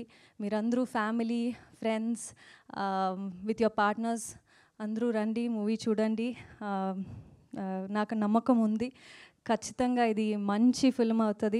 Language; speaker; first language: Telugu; non-native, local second language; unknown